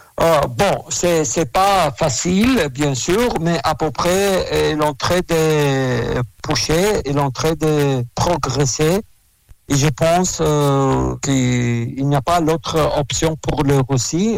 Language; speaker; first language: French; non-native, learner; Russian